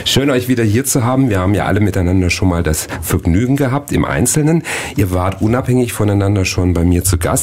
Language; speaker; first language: German; native; German